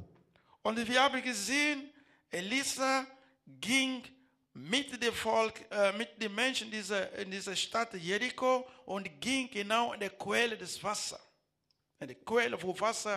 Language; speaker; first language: German; non-native, learner; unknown